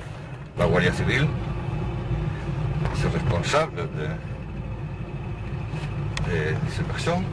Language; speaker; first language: French; non-native, learner; Spanish